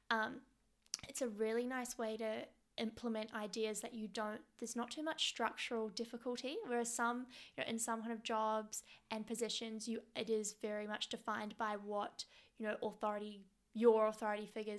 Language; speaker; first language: English; native; English